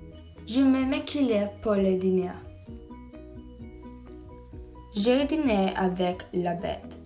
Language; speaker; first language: French; non-native, learner; English